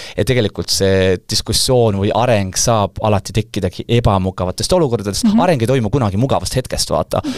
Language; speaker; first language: Estonian; non-native, local second language; Russian